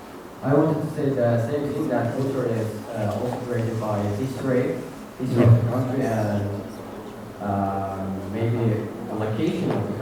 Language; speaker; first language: English; non-native, learner; Uzbek